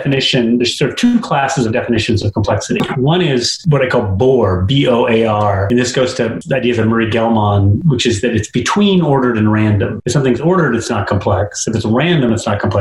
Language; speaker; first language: English; native; English